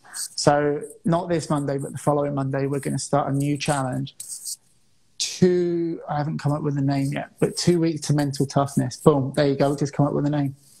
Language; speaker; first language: English; native; English